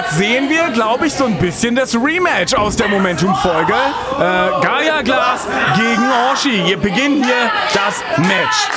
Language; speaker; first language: German; native; German